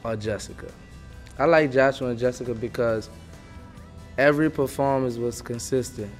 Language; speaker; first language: English; native; English